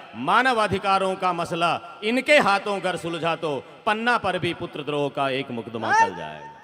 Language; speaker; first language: Hindi; non-native, local second language; Rajasthani